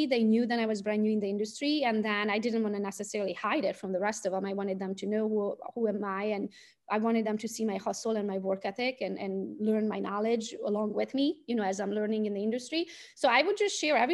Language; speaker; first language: English; non-native, fluent; Romanian